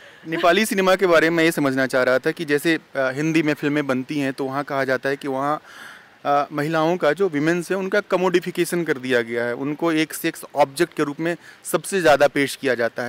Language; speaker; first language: Hindi; native; Hindi